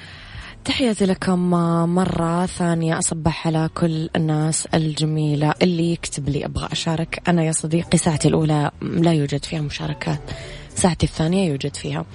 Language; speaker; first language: Arabic; native; Arabic